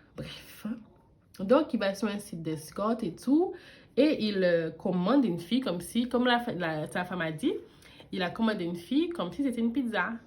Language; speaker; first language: French; early bilingual, other home language; English